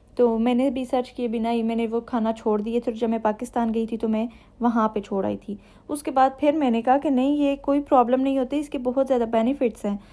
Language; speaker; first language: Urdu; native; Urdu